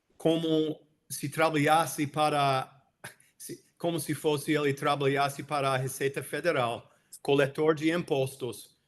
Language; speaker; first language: Portuguese; non-native, fluent; English